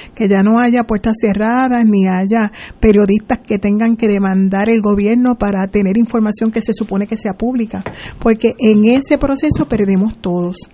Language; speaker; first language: Spanish; native; Spanish